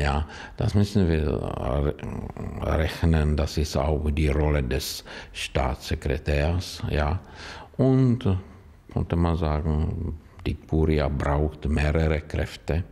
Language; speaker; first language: German; non-native, learner; Czech